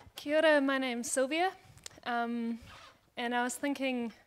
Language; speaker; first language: English; native; English